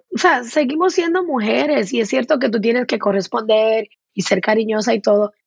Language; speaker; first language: Spanish; native; Spanish